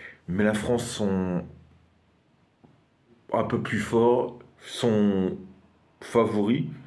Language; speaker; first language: French; non-native, fluent; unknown